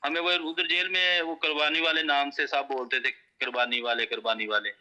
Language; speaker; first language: Urdu; non-native, local second language; Punjabi